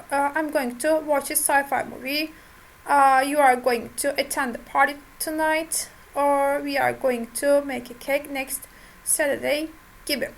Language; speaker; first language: English; non-native, fluent; Turkish